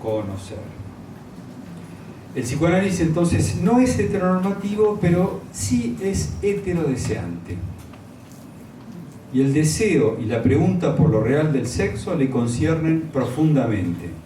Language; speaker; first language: Spanish; native; Spanish